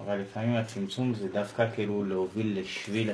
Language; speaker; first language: Hebrew; native; Hebrew